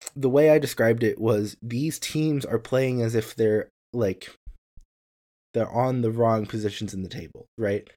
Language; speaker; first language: English; native; English